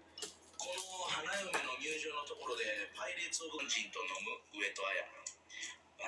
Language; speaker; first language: Japanese; native; Japanese